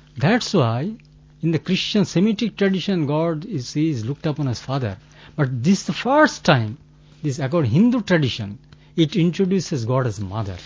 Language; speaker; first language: English; non-native, local second language; Bangla